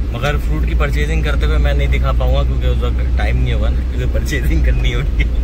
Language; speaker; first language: Hindi; native; Hindi